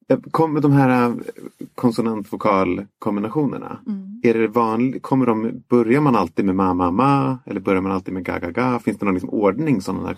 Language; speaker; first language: Swedish; native; Swedish